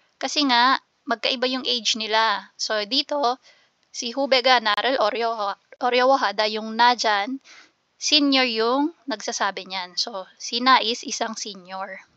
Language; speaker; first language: Filipino; native; Filipino